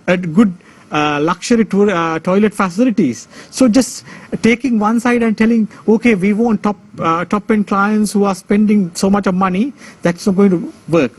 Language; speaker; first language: English; non-native, local second language; Sinhala